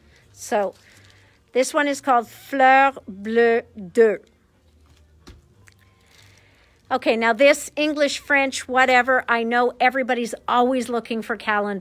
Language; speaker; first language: English; native; English